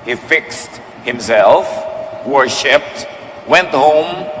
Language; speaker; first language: English; non-native, local second language; Filipino